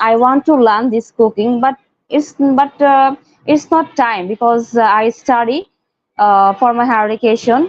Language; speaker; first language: English; non-native, learner; Bangla